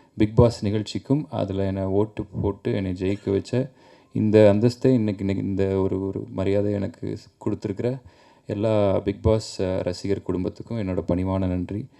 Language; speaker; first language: Tamil; native; Tamil